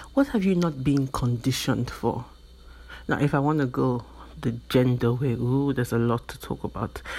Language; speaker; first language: English; non-native, local second language; Yoruba